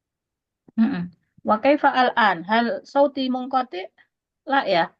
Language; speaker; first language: Arabic; non-native, fluent; Indonesian